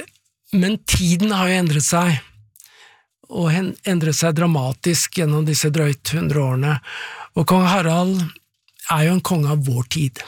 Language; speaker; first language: Norwegian; native; Norwegian